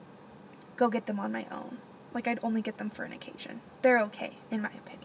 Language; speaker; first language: English; native; English